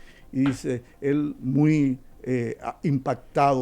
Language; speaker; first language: Spanish; native; Spanish